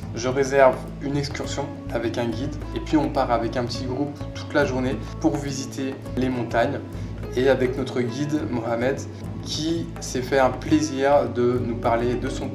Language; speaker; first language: French; native; French